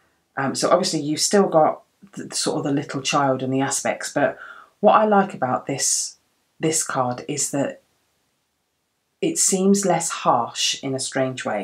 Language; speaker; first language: English; native; English